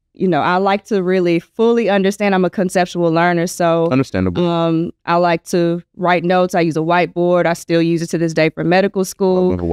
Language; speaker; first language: English; native; English